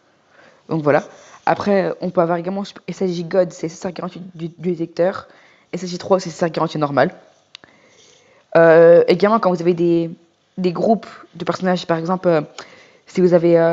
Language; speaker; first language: French; native; French